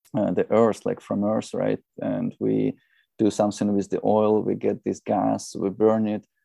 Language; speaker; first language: English; non-native, fluent; Russian